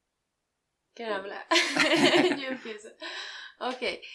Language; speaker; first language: Spanish; non-native, fluent; Italian